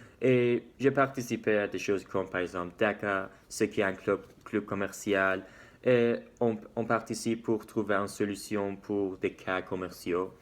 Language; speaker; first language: French; non-native, learner; Persian